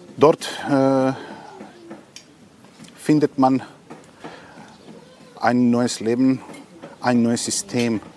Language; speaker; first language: German; non-native, fluent; Serbian